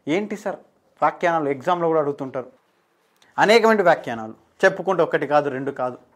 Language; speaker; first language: Telugu; native; Telugu